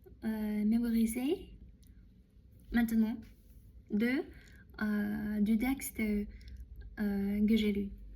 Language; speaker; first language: French; non-native, learner; Chinese